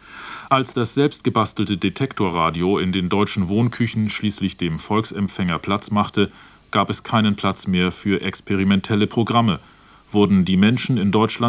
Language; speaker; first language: German; native; German